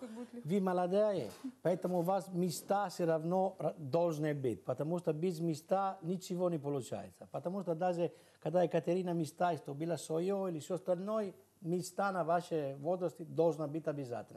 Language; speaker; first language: Russian; non-native, learner; Italian